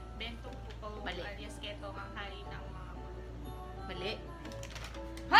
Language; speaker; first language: Filipino; non-native, local second language; Hiligaynon